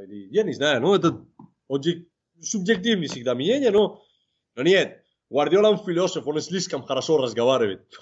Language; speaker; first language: Russian; non-native, fluent; Spanish